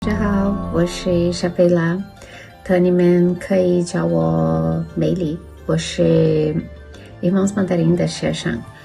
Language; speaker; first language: Chinese; non-native, learner; Portuguese